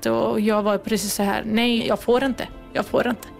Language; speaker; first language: Swedish; non-native, fluent; Kurdish